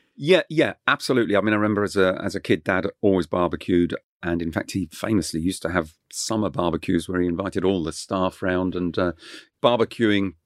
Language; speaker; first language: English; non-native, local second language; French